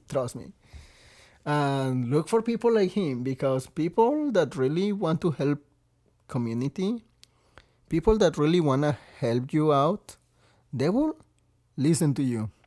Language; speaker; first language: English; non-native, learner; Spanish